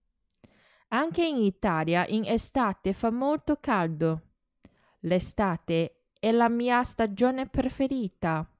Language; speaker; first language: Italian; non-native, fluent; Chinese